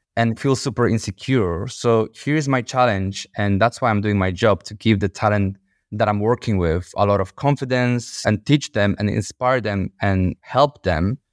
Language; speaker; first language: English; non-native, fluent; Polish